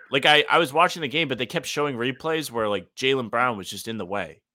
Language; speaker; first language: English; native; English